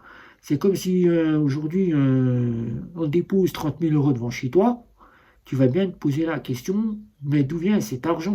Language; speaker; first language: French; native; French